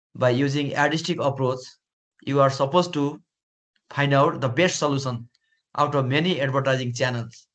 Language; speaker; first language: English; non-native, local second language; Nepali